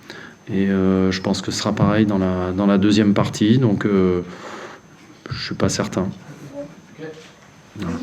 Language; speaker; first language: French; native; French